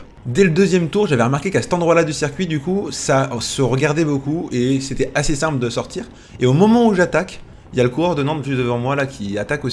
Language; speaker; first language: French; native; French